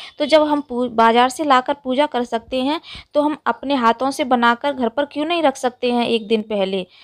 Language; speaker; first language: Hindi; native; Hindi